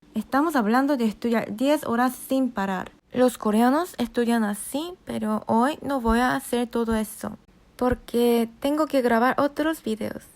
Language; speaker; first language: Spanish; non-native, fluent; Korean